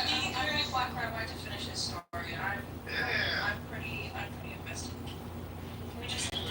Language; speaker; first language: English; native; English